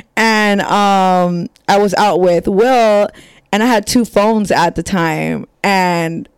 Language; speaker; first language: English; native; English